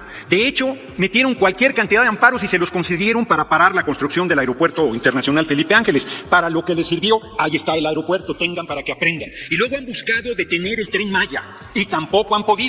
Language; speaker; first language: Spanish; native; Spanish